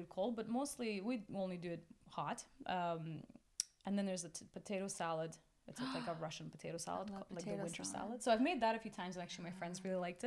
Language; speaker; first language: English; non-native, fluent; Russian